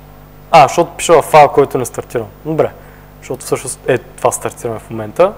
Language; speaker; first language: Bulgarian; native; Bulgarian